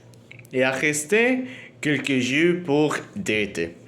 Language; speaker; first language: French; non-native, learner; Spanish